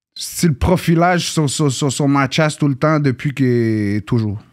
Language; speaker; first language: French; early bilingual, other home language; English